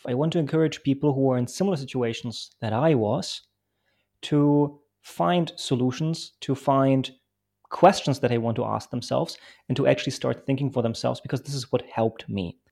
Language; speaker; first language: English; non-native, fluent; German